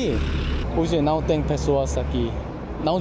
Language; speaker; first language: Portuguese; non-native, learner; Korean